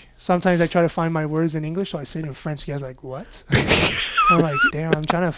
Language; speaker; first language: English; non-native, fluent; French